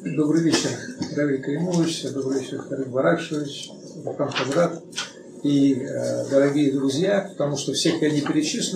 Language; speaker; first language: Russian; native; Russian